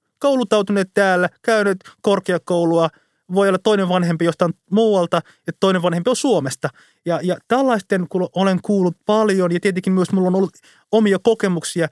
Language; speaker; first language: Finnish; early bilingual, other home language; Somali